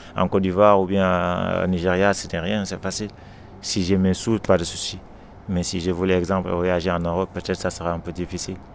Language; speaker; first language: French; non-native, local second language; Wolof